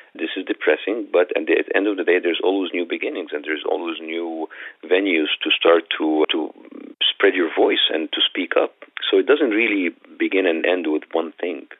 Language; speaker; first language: English; non-native, fluent; Arabic